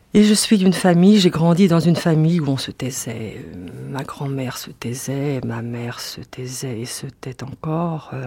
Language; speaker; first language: French; native; French